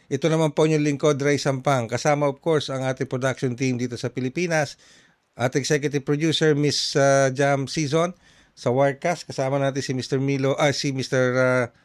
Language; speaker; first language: Filipino; native; Filipino